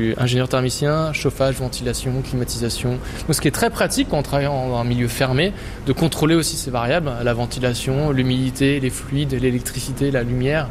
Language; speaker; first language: French; native; French